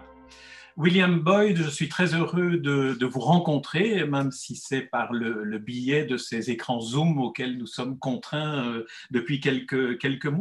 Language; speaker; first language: French; native; French